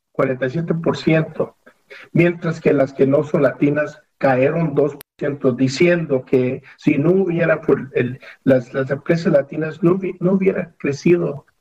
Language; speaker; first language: Spanish; early bilingual, heritage; Spanish